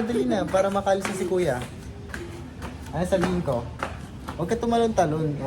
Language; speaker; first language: Filipino; native; Filipino